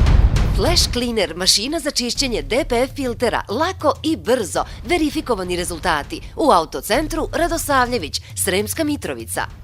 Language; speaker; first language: Serbian; native; Serbian